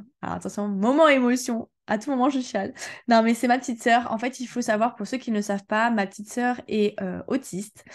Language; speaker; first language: French; native; French